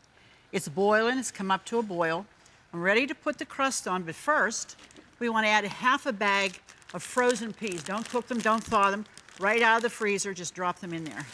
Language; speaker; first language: English; native; English